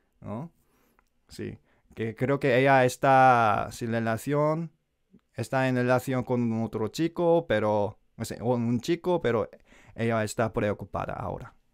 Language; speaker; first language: Spanish; non-native, learner; Korean